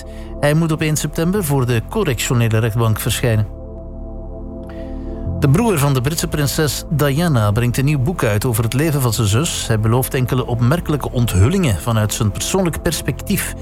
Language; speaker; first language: Dutch; native; Dutch